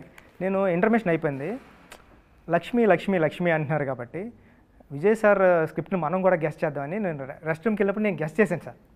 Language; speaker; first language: Telugu; native; Telugu